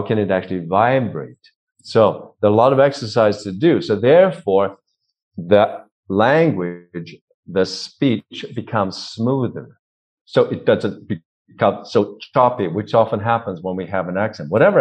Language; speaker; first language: English; non-native, fluent; Swedish